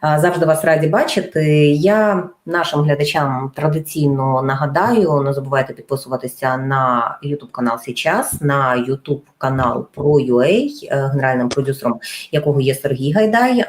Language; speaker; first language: Ukrainian; native; Ukrainian